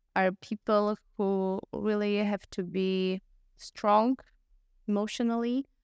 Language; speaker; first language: English; non-native, fluent; Polish